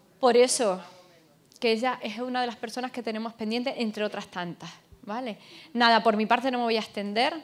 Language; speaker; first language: Spanish; native; Spanish